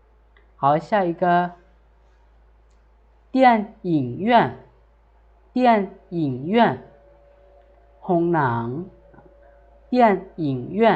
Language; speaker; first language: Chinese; non-native, fluent; Lao